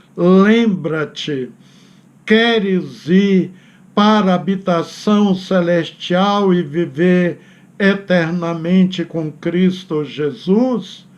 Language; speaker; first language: Portuguese; native; Portuguese